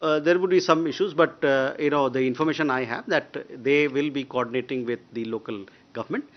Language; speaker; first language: English; non-native, local second language; Hindi